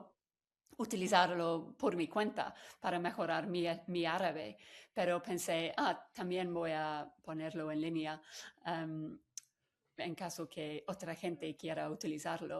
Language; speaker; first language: Spanish; non-native, fluent; English